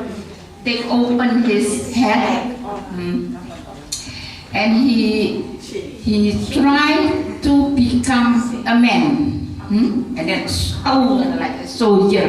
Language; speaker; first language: English; non-native, learner; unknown